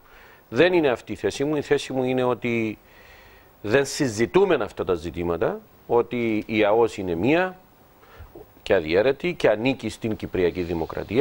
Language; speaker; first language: Greek; native; Greek